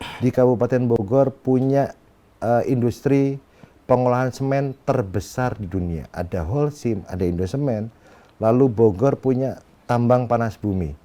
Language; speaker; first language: Indonesian; non-native, local second language; Sundanese